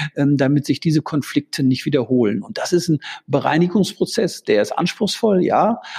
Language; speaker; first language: German; native; German